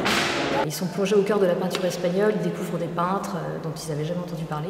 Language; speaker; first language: French; native; French